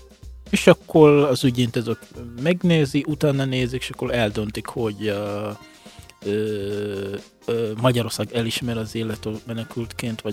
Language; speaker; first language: Hungarian; non-native, fluent; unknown